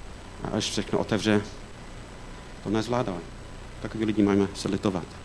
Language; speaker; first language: Czech; non-native, fluent; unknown